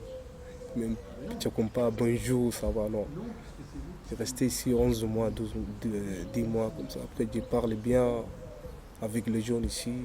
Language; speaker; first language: French; non-native, learner; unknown